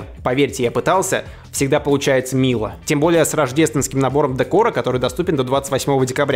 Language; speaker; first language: Russian; native; Russian